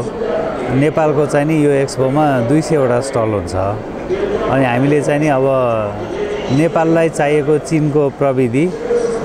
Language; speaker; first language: Nepali; native; Nepali